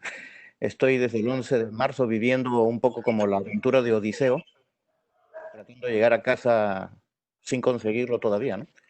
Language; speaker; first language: Spanish; native; Spanish